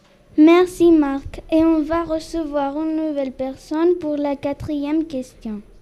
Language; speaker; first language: French; early bilingual, heritage; French